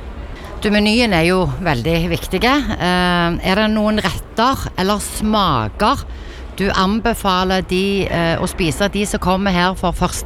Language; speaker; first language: Norwegian; native; Norwegian